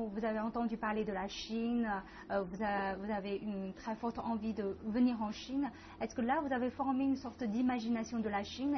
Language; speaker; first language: French; non-native, fluent; Chinese